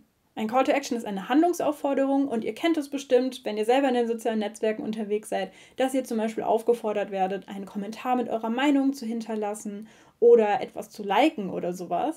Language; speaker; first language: German; native; German